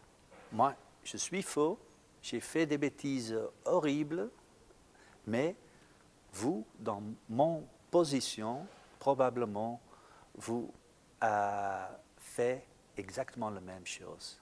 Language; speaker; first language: French; non-native, local second language; Dutch